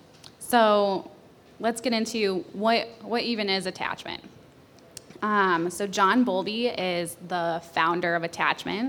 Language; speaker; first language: English; native; English